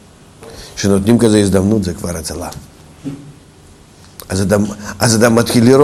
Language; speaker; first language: Hebrew; non-native, fluent; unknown